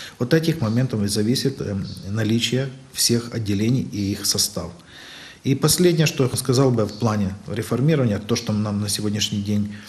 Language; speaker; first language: Russian; native; Russian